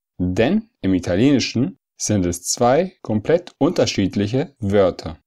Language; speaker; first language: German; early bilingual, other home language; Italian